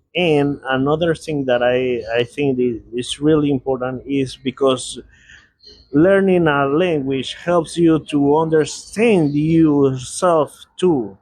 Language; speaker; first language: English; non-native, learner; Spanish